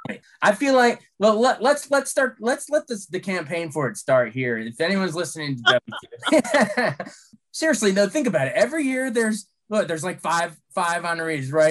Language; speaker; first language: English; native; English